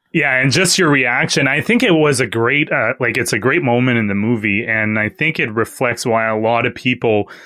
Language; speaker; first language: English; non-native, fluent; French